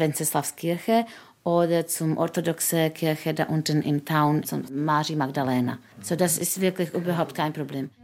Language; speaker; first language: German; non-native, fluent; Czech